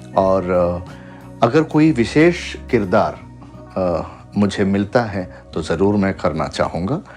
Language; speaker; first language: Hindi; non-native, local second language; Malayalam